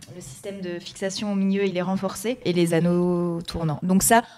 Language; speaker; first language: French; native; French